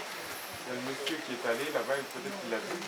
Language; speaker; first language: French; native; French